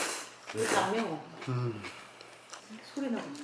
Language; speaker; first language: Korean; non-native, learner; Japanese